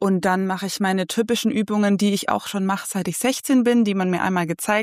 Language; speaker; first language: German; native; German